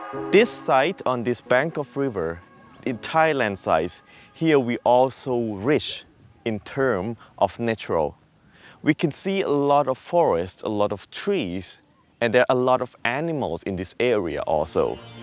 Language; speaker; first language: English; non-native, fluent; Thai